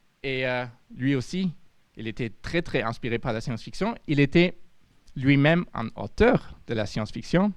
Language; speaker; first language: French; non-native, fluent; German